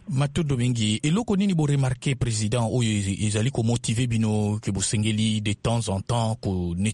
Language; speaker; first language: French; non-native, local second language; Lingala